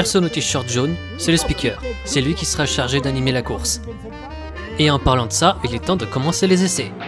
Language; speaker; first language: French; native; French